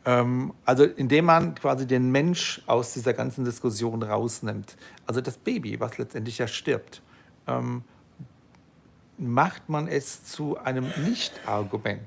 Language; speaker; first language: German; native; German